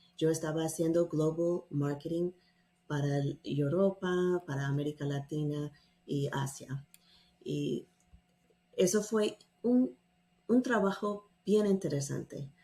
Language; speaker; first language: Spanish; non-native, fluent; English